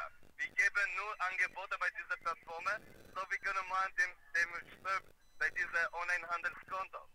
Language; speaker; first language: German; non-native, learner; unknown